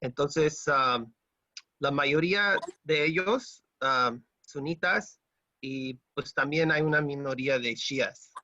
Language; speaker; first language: Spanish; non-native, fluent; English